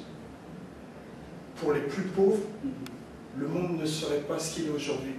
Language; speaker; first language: French; early bilingual, other home language; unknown